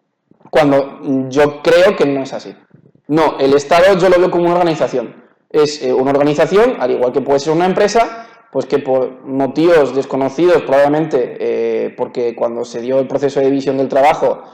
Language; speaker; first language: Spanish; native; Spanish